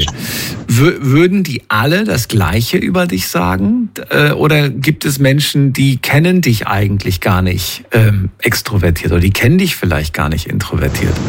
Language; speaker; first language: German; native; German